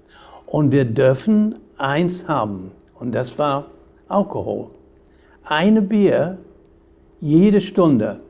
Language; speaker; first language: German; non-native, fluent; English